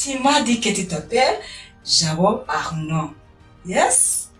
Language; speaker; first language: French; non-native, local second language; Kinyarwanda